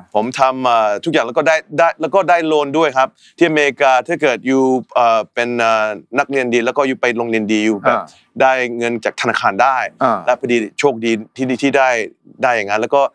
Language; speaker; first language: Thai; native; Thai